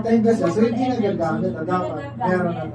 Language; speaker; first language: Filipino; native; Filipino